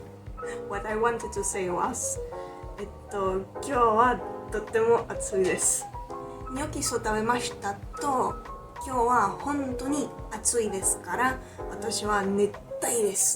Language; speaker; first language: Japanese; non-native, learner; Spanish